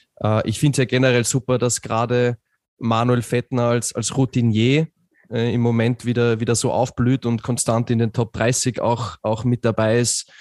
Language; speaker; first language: German; native; German